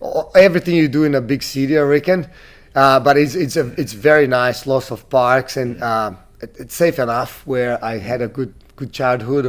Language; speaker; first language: English; non-native, fluent; Portuguese